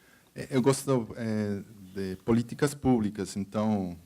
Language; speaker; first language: Portuguese; non-native, fluent; Spanish